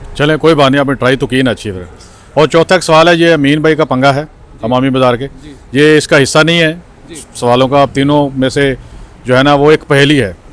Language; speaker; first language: Urdu; native; Urdu